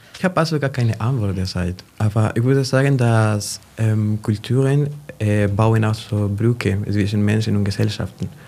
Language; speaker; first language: German; non-native, fluent; Spanish